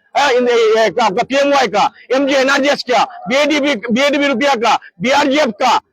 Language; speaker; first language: Hindi; non-native, local second language; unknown